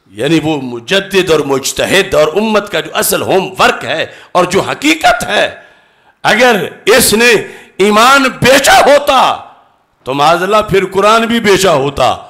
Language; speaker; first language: Urdu; non-native, local second language; Punjabi